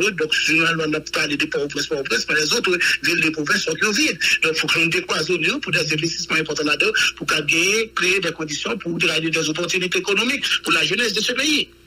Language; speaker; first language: French; non-native, local second language; Haitian Creole